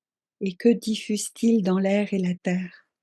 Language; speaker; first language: French; native; French